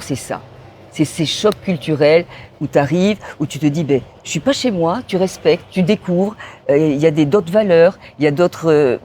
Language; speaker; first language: French; native; French